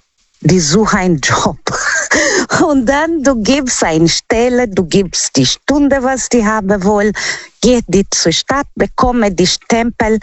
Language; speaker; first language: German; non-native, learner; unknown